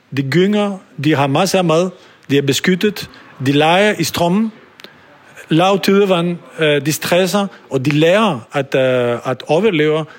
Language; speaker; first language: Danish; non-native, fluent; French